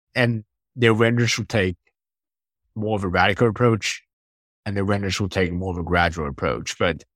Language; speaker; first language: English; non-native, fluent; Chinese